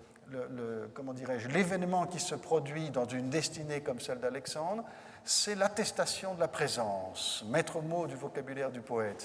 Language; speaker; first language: French; native; French